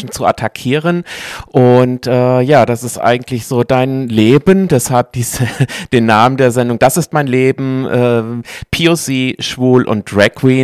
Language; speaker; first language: German; native; German